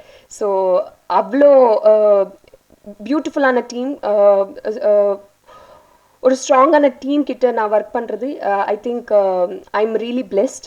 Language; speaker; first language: Tamil; non-native, learner; Telugu